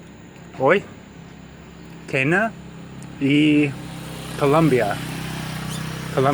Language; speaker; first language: Spanish; non-native, learner; English